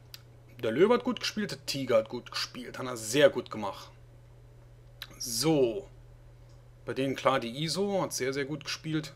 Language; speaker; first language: German; native; German